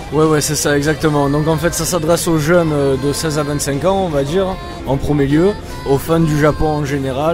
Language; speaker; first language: French; native; French